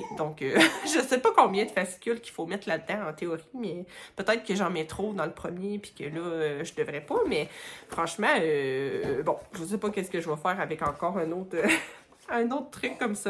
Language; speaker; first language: French; native; French